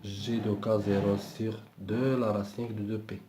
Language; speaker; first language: French; non-native, local second language; Arabic